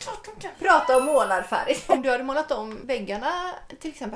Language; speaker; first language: Swedish; native; Swedish